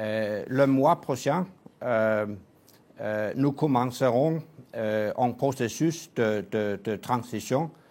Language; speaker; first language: French; non-native, fluent; Danish